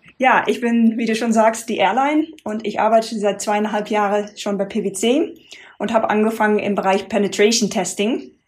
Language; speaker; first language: German; non-native, fluent; Dutch